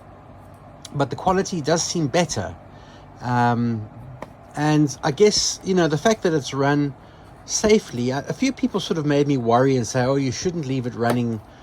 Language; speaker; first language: English; native; English